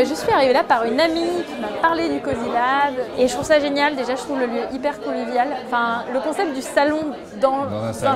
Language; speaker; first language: French; native; French